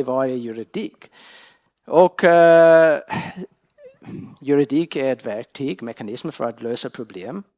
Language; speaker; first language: Swedish; non-native, fluent; English